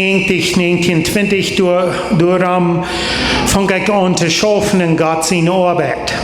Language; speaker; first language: German; non-native, learner; Plautdietsch